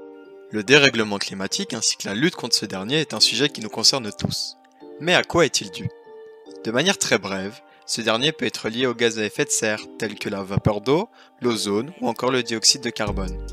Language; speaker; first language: French; native; French